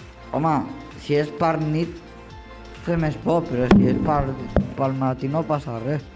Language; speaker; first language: Catalan; non-native, local second language; Spanish